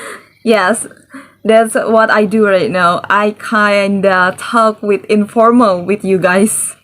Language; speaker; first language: English; non-native, learner; Indonesian